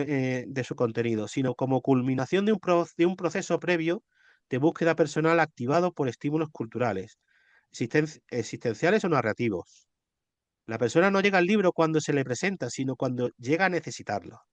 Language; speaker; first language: Spanish; native; Spanish